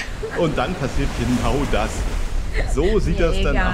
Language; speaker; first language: German; native; German